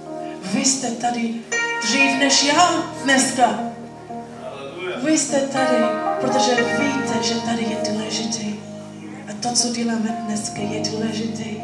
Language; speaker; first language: Czech; non-native, learner; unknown